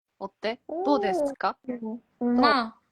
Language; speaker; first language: Japanese; non-native, learner; Korean